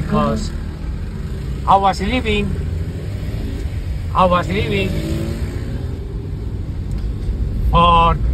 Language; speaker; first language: English; non-native, learner; Spanish